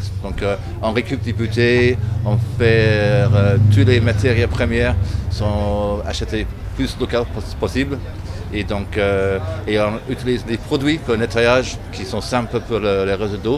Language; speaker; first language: French; non-native, fluent; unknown